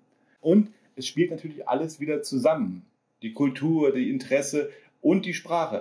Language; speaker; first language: German; native; German